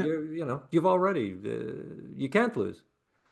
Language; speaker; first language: English; native; English